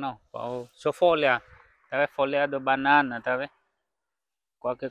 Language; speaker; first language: Portuguese; non-native, learner; Vietnamese